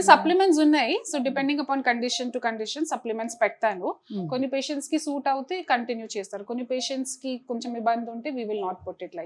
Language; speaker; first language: Telugu; non-native, fluent; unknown